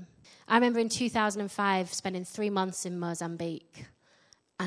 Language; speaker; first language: English; native; English